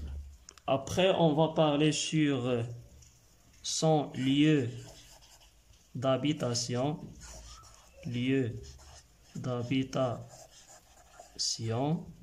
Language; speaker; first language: French; non-native, local second language; Arabic